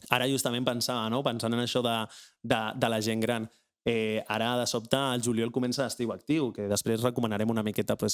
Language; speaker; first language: Catalan; native; Catalan